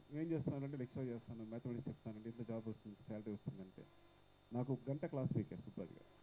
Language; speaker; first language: Telugu; native; Telugu